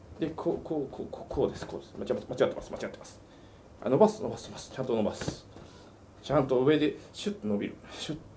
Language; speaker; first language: Japanese; native; Japanese